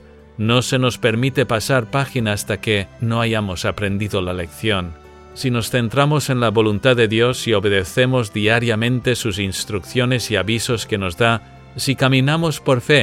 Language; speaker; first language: Spanish; native; Spanish